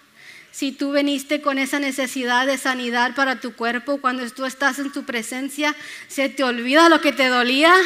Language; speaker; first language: Spanish; early bilingual, other home language; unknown